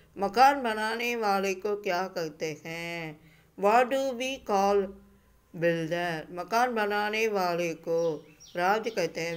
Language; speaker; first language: Hindi; non-native, local second language; Tamil